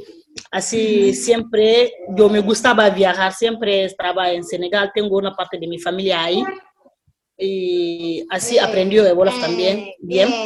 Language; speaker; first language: Spanish; non-native, learner; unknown